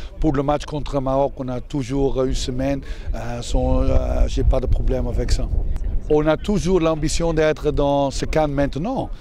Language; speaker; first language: French; non-native, fluent; Dutch